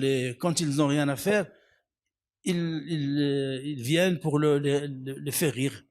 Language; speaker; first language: French; non-native, local second language; Arabic